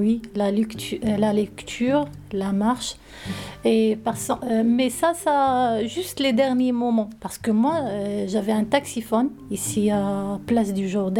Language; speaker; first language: French; non-native, learner; Arabic